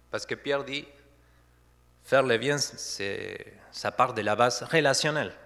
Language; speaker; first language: French; non-native, fluent; Spanish